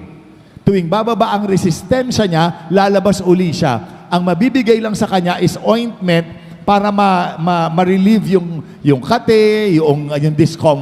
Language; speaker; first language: Filipino; native; Filipino